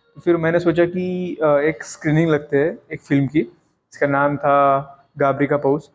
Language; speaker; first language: Hindi; non-native, local second language; Marathi